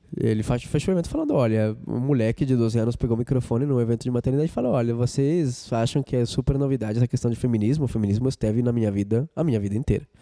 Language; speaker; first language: Portuguese; non-native, fluent; Spanish